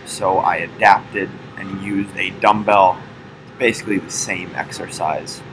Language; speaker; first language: English; native; English